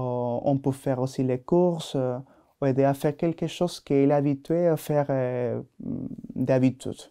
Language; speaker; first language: French; non-native, learner; Spanish